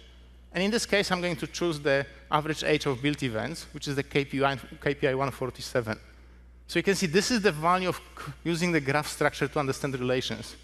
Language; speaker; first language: English; non-native, fluent; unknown